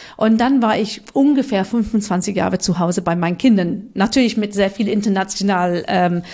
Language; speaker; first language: German; non-native, fluent; English